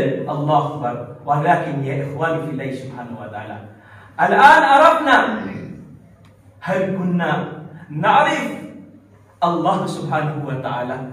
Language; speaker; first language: Arabic; non-native, learner; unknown